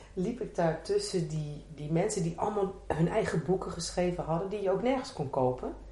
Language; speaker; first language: Dutch; native; Dutch